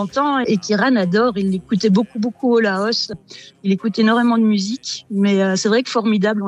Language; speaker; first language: French; native; French